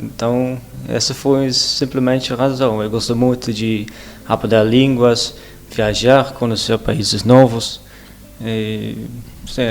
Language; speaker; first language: Portuguese; non-native, learner; Dutch